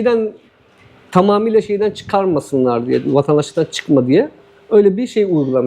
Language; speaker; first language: Turkish; native; Turkish